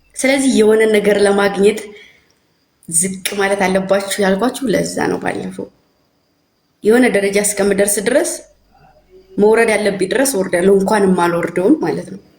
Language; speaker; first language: Amharic; native; Amharic